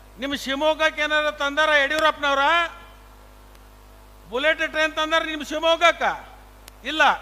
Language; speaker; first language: Kannada; native; Kannada